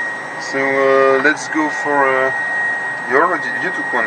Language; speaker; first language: English; non-native, learner; French